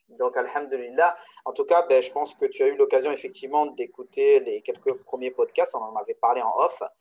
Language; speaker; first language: French; non-native, local second language; Arabic